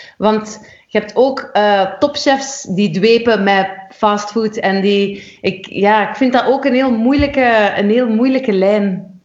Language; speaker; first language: Dutch; native; Dutch